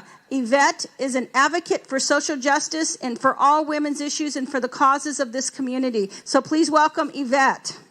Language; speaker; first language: English; native; English